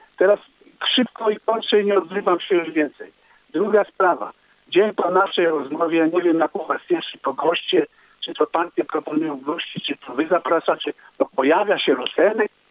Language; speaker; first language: Polish; native; Polish